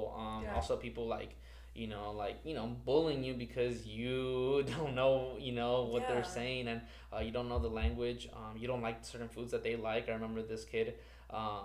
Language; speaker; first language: English; early bilingual, other home language; Spanish